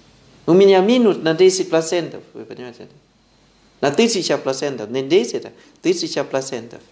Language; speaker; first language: Russian; non-native, fluent; Thai